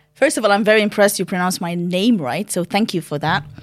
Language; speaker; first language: English; non-native, fluent; Arabic